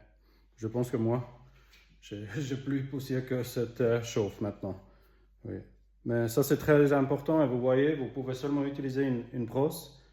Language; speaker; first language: French; non-native, local second language; German